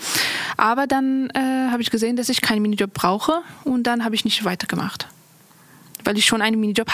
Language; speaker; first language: German; non-native, local second language; Persian